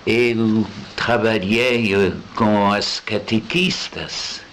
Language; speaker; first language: Portuguese; non-native, fluent; French